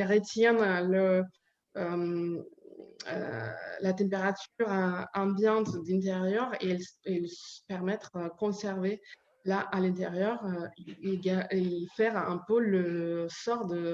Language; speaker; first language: French; non-native, learner; Ukrainian